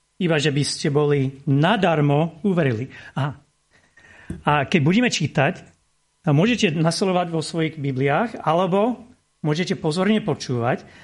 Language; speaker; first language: Slovak; non-native, fluent; English